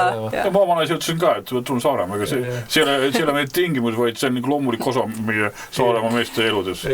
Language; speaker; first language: Estonian; native; Estonian